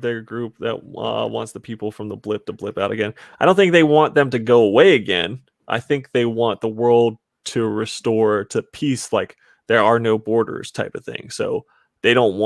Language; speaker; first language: English; native; English